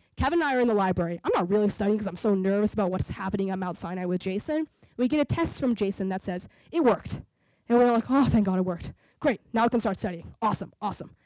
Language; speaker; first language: English; native; English